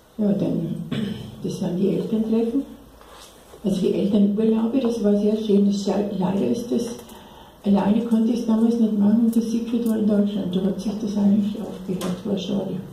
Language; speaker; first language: German; native; German